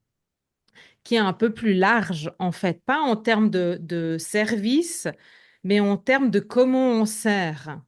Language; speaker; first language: French; native; French